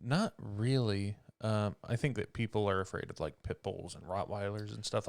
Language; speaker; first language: English; native; English